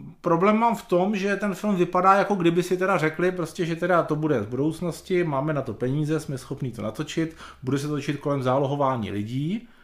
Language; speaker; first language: Czech; native; Czech